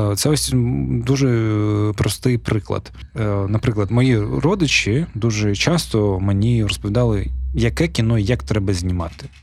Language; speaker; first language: Ukrainian; non-native, local second language; Russian